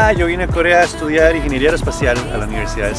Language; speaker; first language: Spanish; native; Spanish